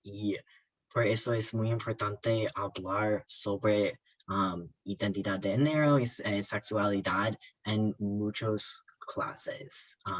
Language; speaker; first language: Spanish; non-native, learner; English